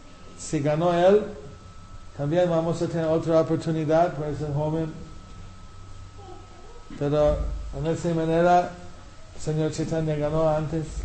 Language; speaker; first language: Spanish; non-native, fluent; English